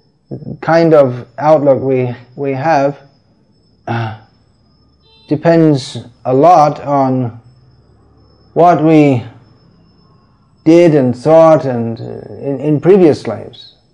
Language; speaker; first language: English; native; English